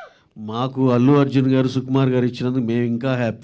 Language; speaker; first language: Telugu; native; Telugu